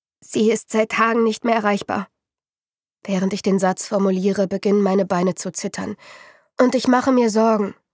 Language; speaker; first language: German; native; German